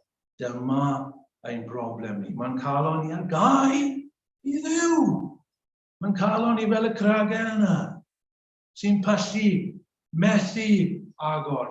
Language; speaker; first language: Welsh; native; Welsh